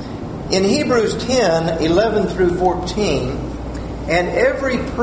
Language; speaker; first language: English; native; English